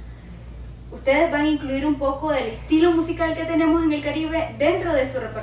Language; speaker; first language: Spanish; native; Spanish